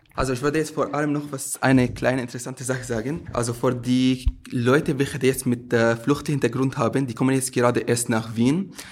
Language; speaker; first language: German; non-native, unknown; Arabic